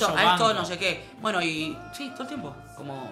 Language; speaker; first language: Spanish; native; Spanish